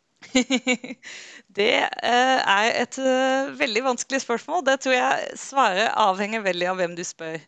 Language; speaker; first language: Norwegian; non-native, fluent; Dutch